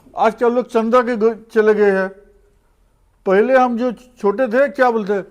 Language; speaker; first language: Hindi; non-native, local second language; Odia